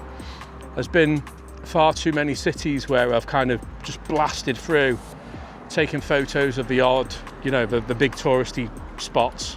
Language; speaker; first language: English; native; English